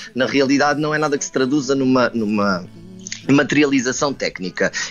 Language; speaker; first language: Portuguese; native; Portuguese